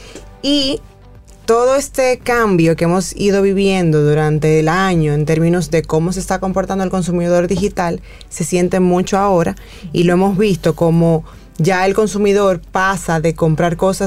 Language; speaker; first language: Spanish; native; Spanish